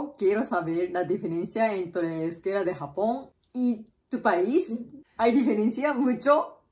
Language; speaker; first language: Spanish; non-native, learner; Japanese